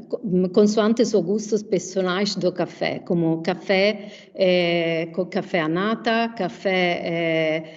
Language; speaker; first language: Portuguese; non-native, fluent; Italian